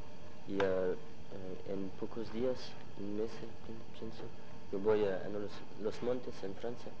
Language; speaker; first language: Spanish; non-native, learner; French